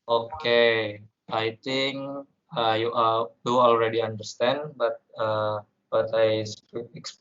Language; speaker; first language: English; non-native, learner; Indonesian